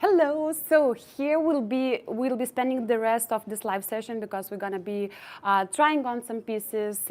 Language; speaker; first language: English; non-native, fluent; Lithuanian